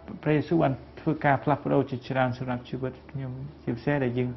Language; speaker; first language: Khmer; native; Khmer